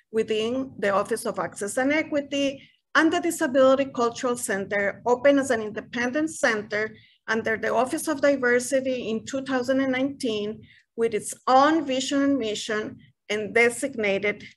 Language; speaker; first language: English; non-native, fluent; Spanish